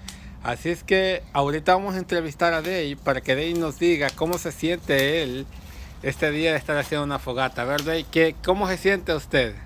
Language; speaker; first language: Spanish; native; Spanish